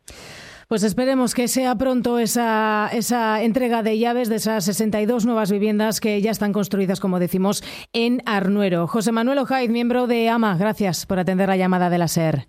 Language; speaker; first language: Spanish; native; Spanish